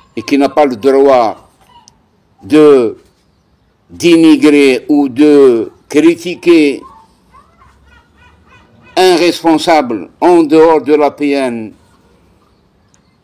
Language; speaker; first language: French; non-native, local second language; Kabyle